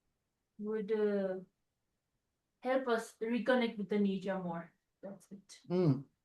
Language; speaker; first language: English; non-native, fluent; Nepali